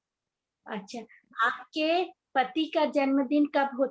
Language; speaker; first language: Hindi; native; Hindi